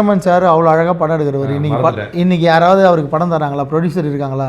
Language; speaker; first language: Tamil; native; Tamil